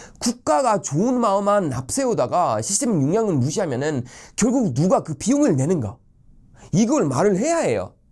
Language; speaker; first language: Korean; non-native, fluent; Swedish